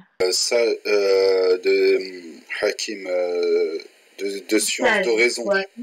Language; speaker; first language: French; native; French